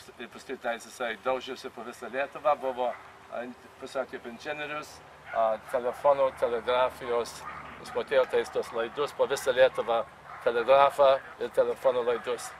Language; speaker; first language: Lithuanian; early bilingual, heritage; Lithuanian